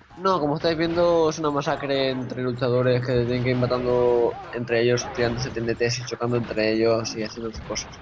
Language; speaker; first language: Spanish; native; Spanish